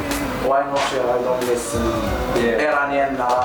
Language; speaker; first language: English; non-native, learner; French